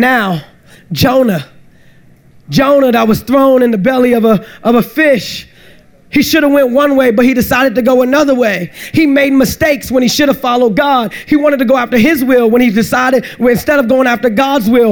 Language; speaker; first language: English; native; English